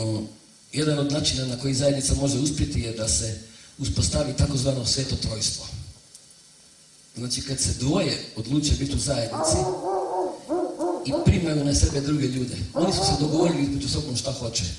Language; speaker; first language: Croatian; native; Croatian